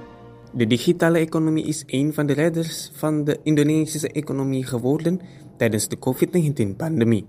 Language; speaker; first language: Dutch; non-native, fluent; Indonesian